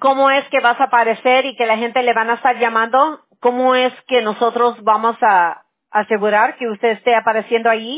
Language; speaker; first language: Spanish; early bilingual, heritage; Spanish